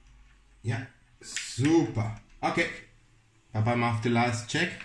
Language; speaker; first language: German; non-native, fluent; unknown